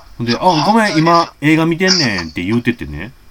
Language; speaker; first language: Japanese; native; Japanese